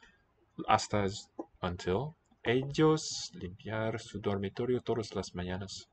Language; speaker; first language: Spanish; non-native, learner; English